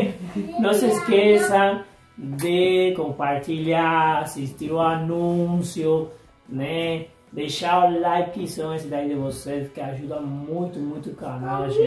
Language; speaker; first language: Portuguese; non-native, fluent; Spanish